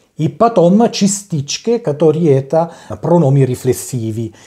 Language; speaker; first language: Russian; non-native, learner; Italian